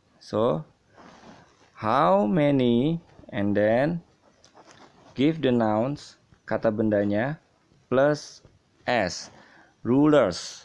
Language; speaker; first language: English; non-native, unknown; Indonesian